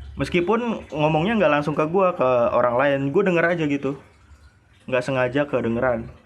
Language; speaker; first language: Indonesian; native; Indonesian